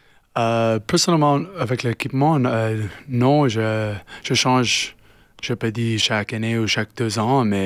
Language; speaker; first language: French; non-native, learner; English